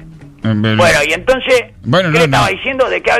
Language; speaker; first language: Spanish; native; Spanish